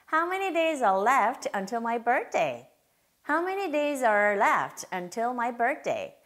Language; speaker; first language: English; non-native, fluent; Korean